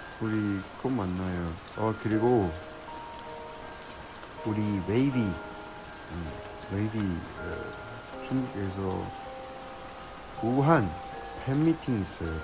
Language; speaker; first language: Korean; non-native, learner; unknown